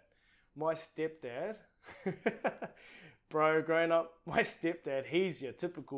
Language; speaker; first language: English; non-native, local second language; Māori